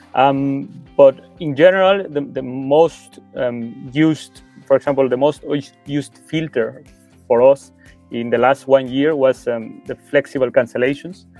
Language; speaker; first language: English; non-native, fluent; Spanish